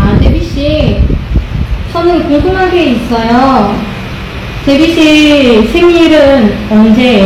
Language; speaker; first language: Korean; non-native, learner; Indonesian